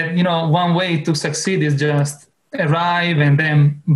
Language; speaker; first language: English; non-native, fluent; Italian